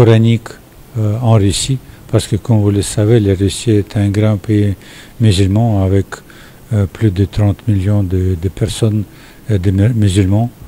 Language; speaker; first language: French; non-native, fluent; Russian